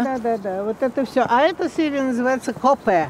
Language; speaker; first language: Russian; native; Russian